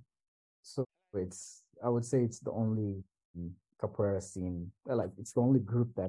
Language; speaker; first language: English; non-native, local second language; Swahili